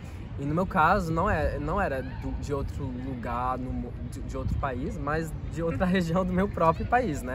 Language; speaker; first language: Portuguese; non-native, fluent; French